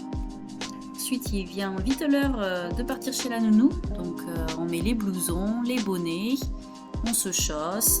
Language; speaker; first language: French; native; French